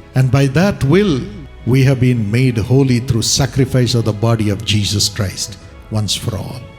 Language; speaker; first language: English; non-native, local second language; Tamil